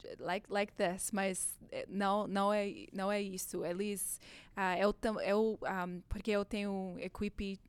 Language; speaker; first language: Portuguese; non-native, learner; English